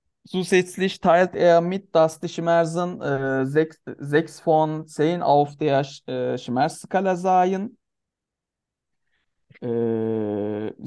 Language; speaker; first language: German; non-native, learner; Turkish